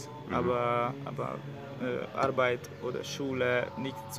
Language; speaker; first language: German; non-native, learner; Hungarian